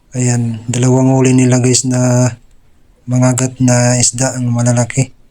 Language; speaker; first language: Filipino; non-native, local second language; Waray